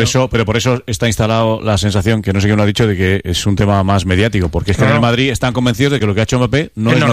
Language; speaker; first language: Spanish; native; Spanish